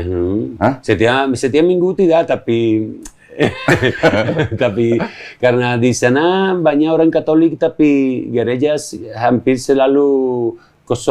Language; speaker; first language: Indonesian; non-native, learner; Spanish